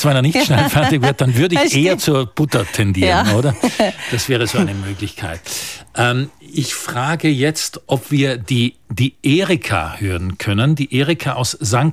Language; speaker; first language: German; native; German